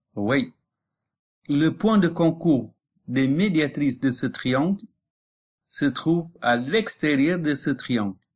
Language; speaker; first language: French; non-native, local second language; Arabic